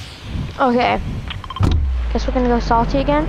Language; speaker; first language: English; native; English